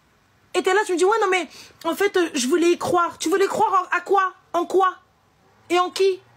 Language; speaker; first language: French; native; French